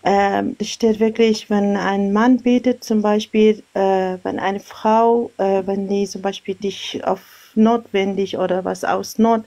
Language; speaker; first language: German; non-native, learner; Arabic